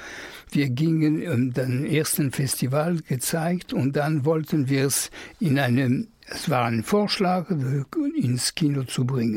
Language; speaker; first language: German; non-native, fluent; French